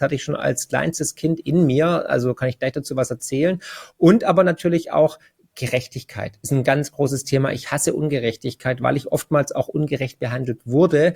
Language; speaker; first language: German; native; German